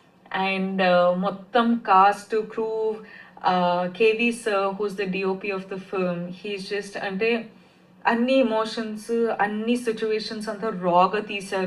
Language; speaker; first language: Telugu; non-native, fluent; Kannada